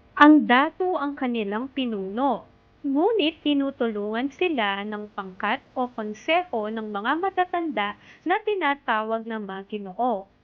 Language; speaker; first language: Filipino; native; Filipino